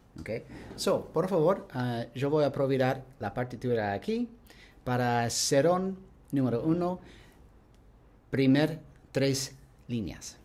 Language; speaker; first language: Spanish; non-native, learner; English